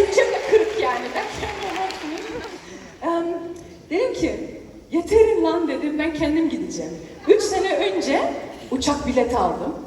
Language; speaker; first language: Turkish; early bilingual, heritage; Turkish